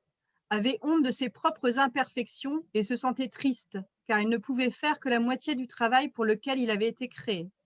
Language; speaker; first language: French; native; French